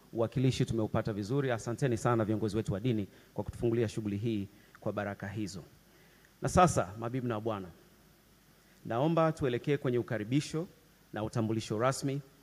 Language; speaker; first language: Swahili; native; Swahili